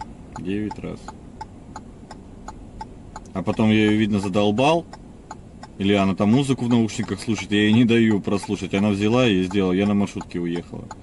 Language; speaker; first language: Russian; native; Russian